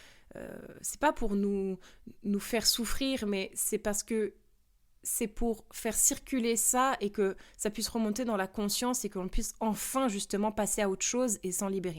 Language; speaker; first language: French; native; French